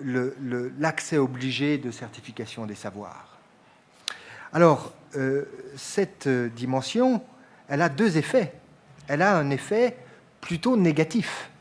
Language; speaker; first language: French; native; French